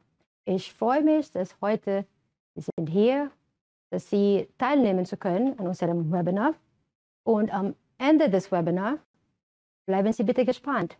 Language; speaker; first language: German; non-native, fluent; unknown